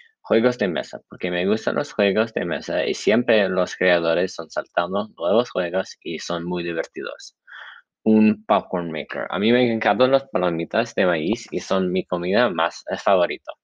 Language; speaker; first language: Spanish; non-native, learner; English